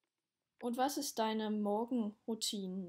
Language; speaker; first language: German; non-native, learner; Danish